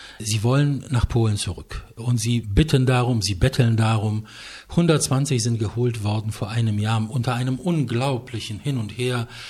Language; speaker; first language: German; non-native, fluent; Polish